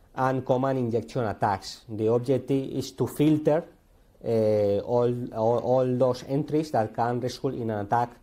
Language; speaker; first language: English; non-native, learner; Spanish